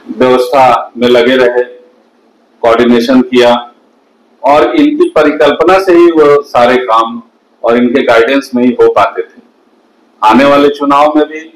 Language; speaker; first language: Hindi; native; Hindi